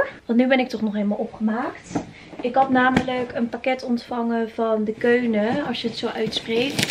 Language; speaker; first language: Dutch; native; Dutch